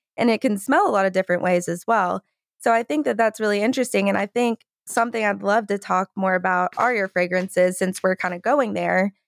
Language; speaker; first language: English; native; English